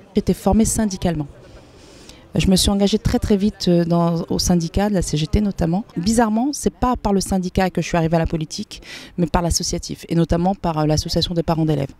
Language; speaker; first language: French; native; French